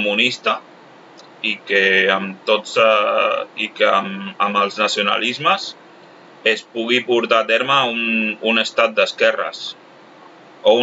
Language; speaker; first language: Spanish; non-native, local second language; Catalan